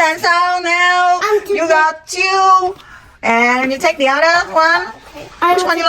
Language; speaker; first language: English; non-native, fluent; Vietnamese